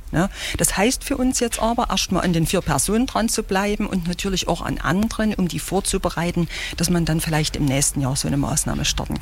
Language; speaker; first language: German; native; German